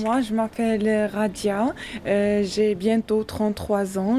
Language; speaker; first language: French; non-native, learner; Arabic